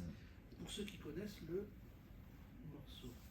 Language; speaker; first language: French; native; French